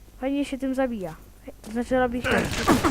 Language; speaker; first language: Polish; native; Polish